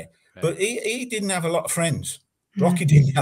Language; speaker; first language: English; native; English